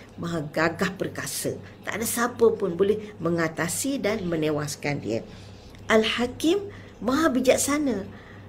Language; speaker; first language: Malay; native; Malay